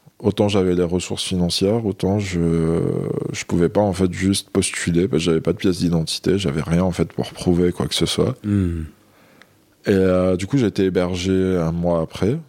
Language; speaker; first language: French; non-native, local second language; Arabic